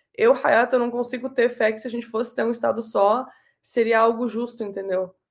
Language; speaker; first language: Portuguese; native; Portuguese